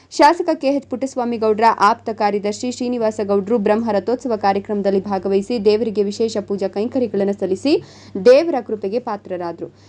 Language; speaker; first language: Kannada; native; Kannada